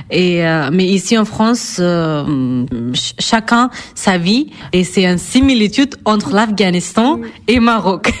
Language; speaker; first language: French; non-native, fluent; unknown